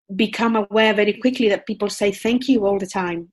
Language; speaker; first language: English; non-native, fluent; Spanish